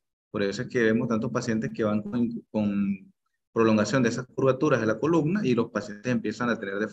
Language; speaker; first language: Spanish; native; Spanish